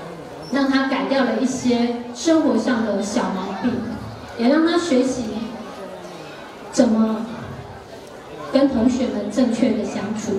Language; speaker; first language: Chinese; native; Chinese